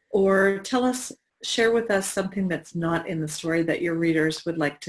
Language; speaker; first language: English; native; English